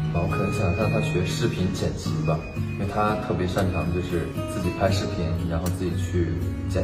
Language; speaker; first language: Chinese; native; Chinese